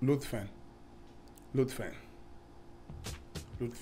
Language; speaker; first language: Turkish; non-native, learner; English